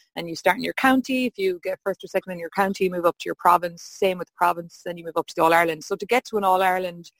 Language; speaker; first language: English; native; English